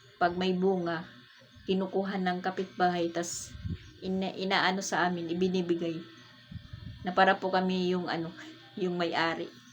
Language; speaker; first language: Filipino; non-native, local second language; Waray